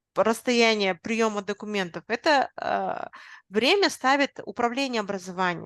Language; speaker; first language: Russian; non-native, local second language; Kazakh